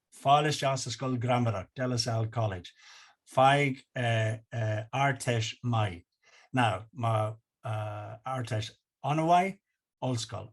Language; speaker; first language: Irish; non-native, local second language; English